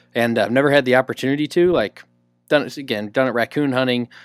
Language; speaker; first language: English; native; English